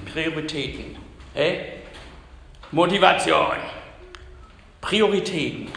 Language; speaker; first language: German; non-native, fluent; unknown